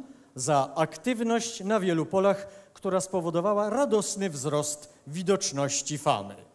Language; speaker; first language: Polish; native; Polish